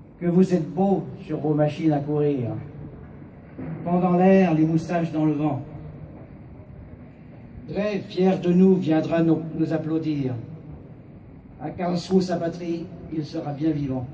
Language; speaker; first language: French; native; French